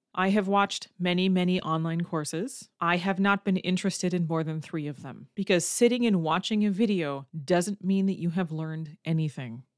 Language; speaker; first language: English; native; English